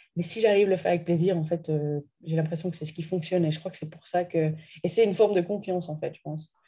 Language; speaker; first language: French; native; French